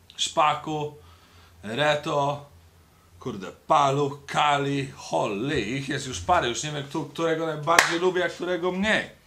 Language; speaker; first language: Polish; early bilingual, heritage; Polish